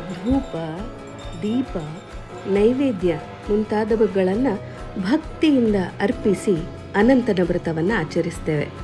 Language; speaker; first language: Kannada; non-native, local second language; Tulu